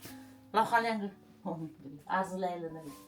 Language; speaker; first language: Chinese; non-native, local second language; Kazakh